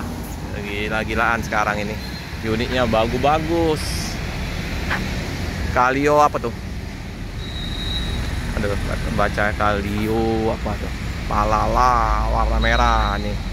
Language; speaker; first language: Indonesian; native; Indonesian